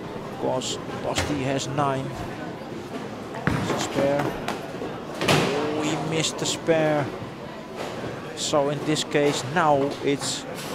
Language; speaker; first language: English; non-native, fluent; Dutch